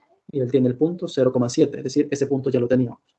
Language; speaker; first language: Spanish; native; Spanish